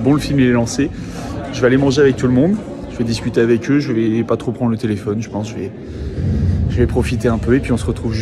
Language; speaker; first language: French; native; French